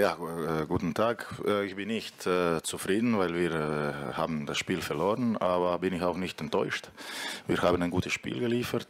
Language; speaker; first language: German; non-native, fluent; Croatian